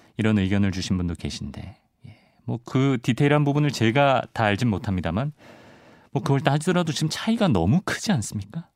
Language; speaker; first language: Korean; native; Korean